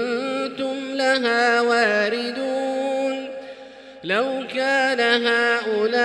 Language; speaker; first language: Arabic; native; Arabic